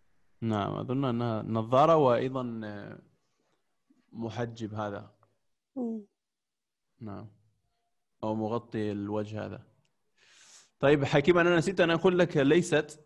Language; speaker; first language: Arabic; non-native, fluent; English